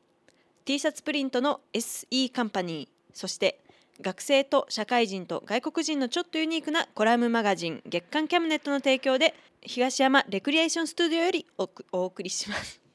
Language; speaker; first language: Japanese; native; Japanese